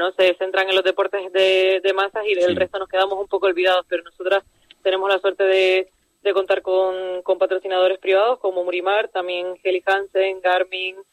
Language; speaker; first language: Spanish; native; Spanish